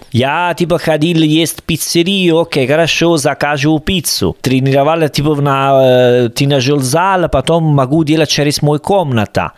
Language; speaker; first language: Russian; non-native, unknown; Italian